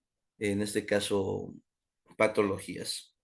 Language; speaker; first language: Spanish; native; Spanish